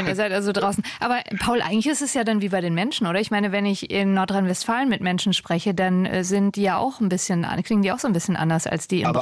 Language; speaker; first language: German; native; German